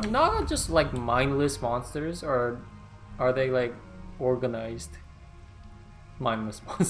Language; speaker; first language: English; native; English